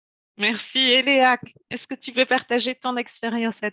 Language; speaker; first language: French; native; French